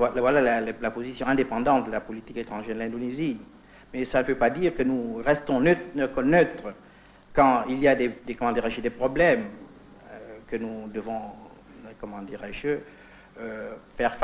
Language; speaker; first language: French; non-native, fluent; Indonesian